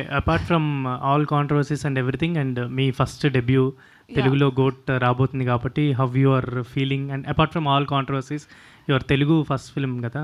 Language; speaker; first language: Telugu; native; Telugu